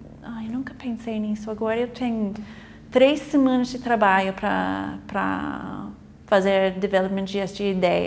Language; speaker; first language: Portuguese; non-native, fluent; English